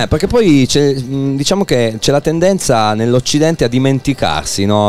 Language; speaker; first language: Italian; native; Italian